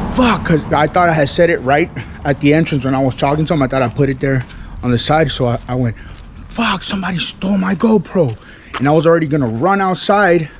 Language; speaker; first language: English; native; English